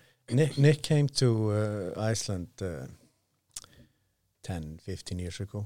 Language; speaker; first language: English; non-native, fluent; Icelandic